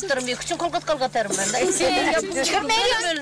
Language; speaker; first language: Turkish; native; Turkish